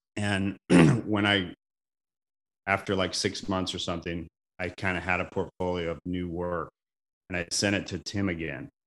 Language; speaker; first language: English; native; English